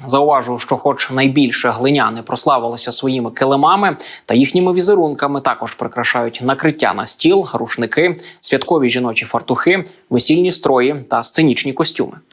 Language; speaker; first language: Ukrainian; native; Ukrainian